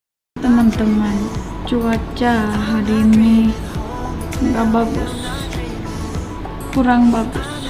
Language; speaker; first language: Indonesian; non-native, learner; Turkish